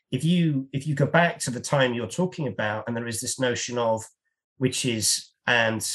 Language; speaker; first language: English; native; English